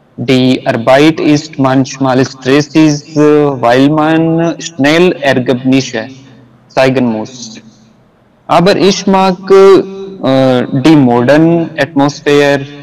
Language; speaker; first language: German; non-native, learner; Hindi